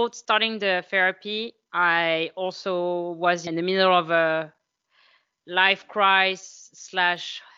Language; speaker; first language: English; non-native, fluent; French